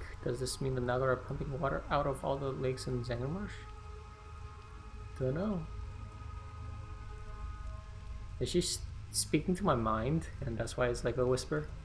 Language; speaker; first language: English; native; English